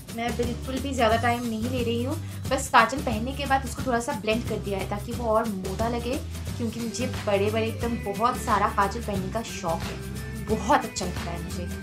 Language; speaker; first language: Hindi; non-native, local second language; Bangla